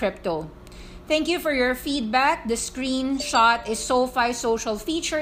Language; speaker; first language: English; non-native, local second language; Filipino